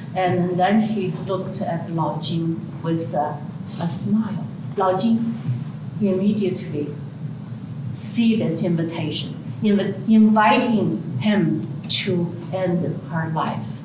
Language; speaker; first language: English; non-native, fluent; Chinese